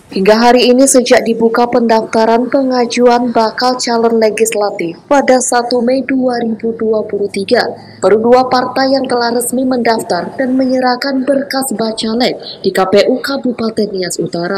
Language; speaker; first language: Indonesian; native; Indonesian